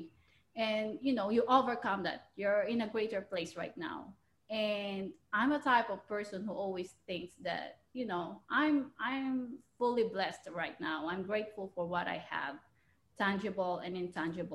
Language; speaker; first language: English; non-native, local second language; Filipino